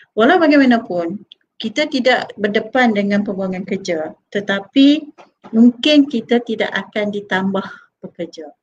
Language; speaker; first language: Malay; native; Malay